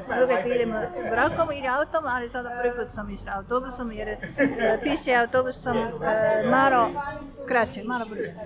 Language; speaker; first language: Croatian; non-native, learner; Japanese